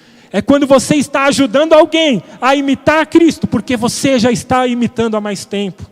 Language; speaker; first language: Portuguese; native; Portuguese